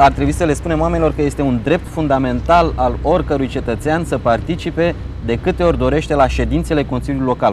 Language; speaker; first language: Romanian; native; Romanian